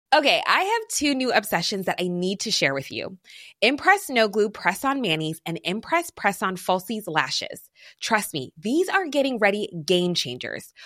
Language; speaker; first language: English; non-native, fluent; German